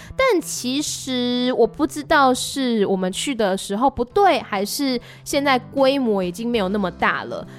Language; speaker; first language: Chinese; native; Chinese